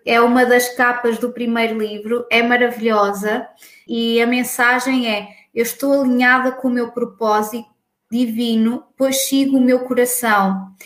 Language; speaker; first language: Portuguese; native; Portuguese